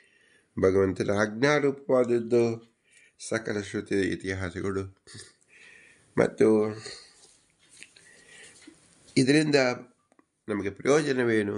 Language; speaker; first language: Kannada; native; Kannada